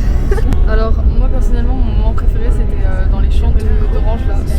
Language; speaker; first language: French; native; French